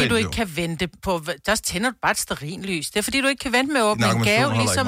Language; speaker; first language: Danish; native; Danish